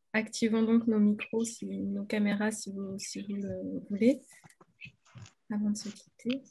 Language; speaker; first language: French; native; French